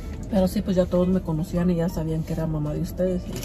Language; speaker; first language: Spanish; native; Spanish